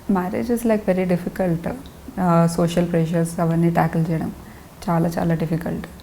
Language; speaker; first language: Telugu; non-native, local second language; Lambadi